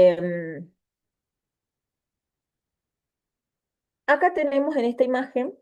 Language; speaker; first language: Spanish; native; Spanish